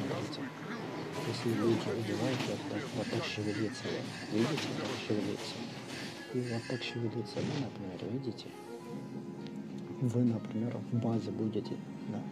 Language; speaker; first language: Russian; non-native, local second language; Uzbek